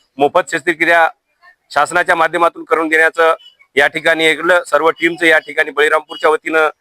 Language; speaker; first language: Marathi; native; Marathi